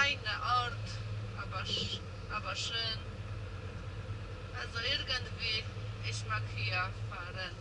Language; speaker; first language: German; non-native, learner; Polish